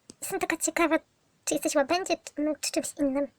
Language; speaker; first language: Polish; native; Polish